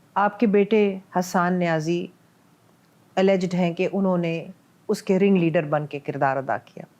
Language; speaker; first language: Urdu; non-native, local second language; Punjabi